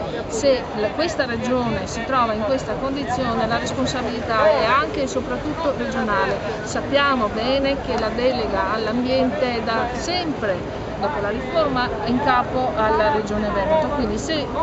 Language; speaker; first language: Italian; native; Italian